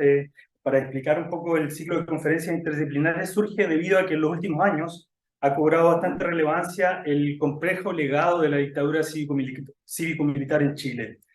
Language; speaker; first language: Spanish; native; Spanish